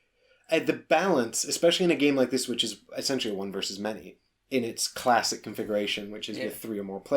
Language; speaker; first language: English; native; English